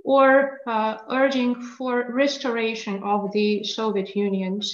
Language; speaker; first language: English; non-native, fluent; Lithuanian